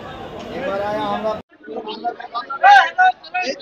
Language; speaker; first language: Hindi; non-native, local second language; Bhojpuri